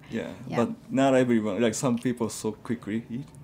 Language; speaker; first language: English; non-native, fluent; Japanese